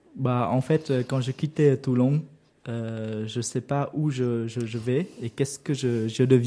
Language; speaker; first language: French; non-native, learner; Vietnamese